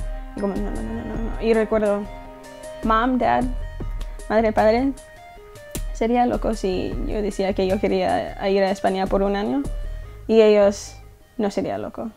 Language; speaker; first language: Spanish; early bilingual, heritage; English